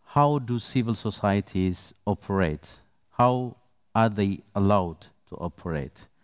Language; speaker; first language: English; non-native, fluent; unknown